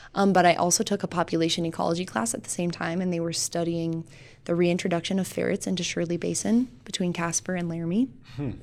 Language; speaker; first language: English; native; English